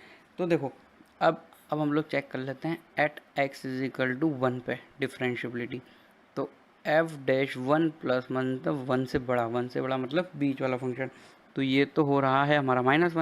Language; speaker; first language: Hindi; native; Hindi